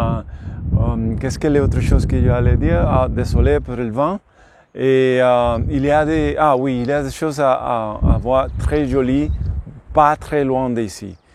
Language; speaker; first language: French; non-native, learner; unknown